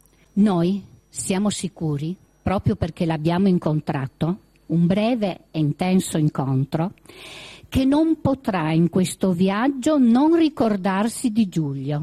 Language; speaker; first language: Italian; native; Italian